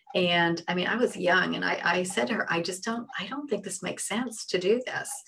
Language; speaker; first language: English; native; English